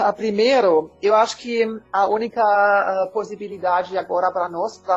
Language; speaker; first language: Portuguese; non-native, learner; German